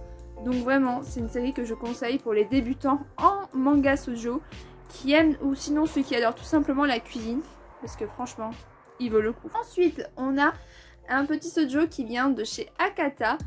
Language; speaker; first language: French; native; French